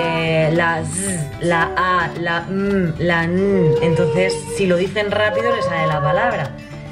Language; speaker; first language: Spanish; native; Spanish